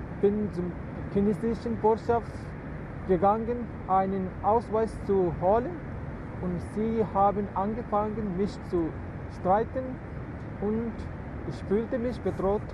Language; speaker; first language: German; non-native, learner; Tibetan